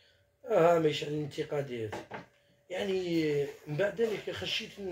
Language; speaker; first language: Arabic; native; Arabic